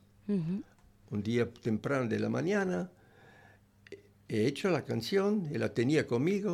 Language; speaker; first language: Spanish; non-native, learner; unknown